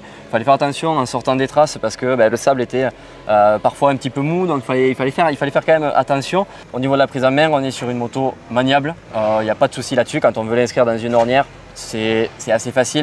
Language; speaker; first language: French; native; French